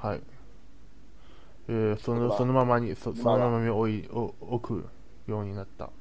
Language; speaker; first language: Japanese; non-native, learner; Chinese